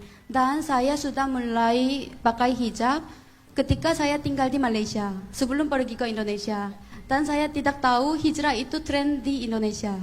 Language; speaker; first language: Indonesian; non-native, fluent; Korean